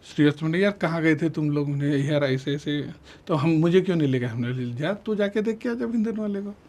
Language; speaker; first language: Hindi; non-native, local second language; Marathi